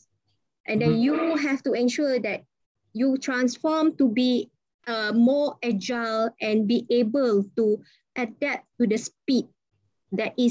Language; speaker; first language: English; non-native, local second language; Malay